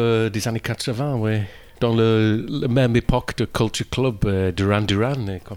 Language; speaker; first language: French; non-native, learner; English